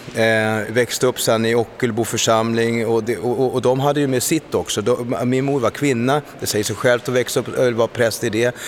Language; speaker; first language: Swedish; early bilingual, other home language; Spanish